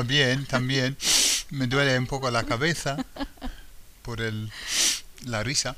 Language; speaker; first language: Spanish; non-native, fluent; English